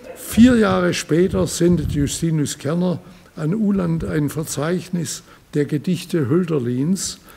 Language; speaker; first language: German; native; German